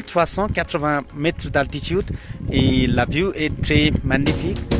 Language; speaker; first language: French; non-native, learner; Nepali